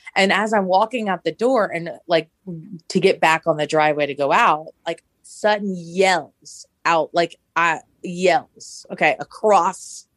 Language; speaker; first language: English; native; English